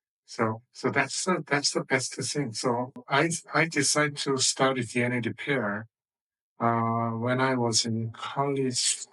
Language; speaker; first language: English; non-native, fluent; Korean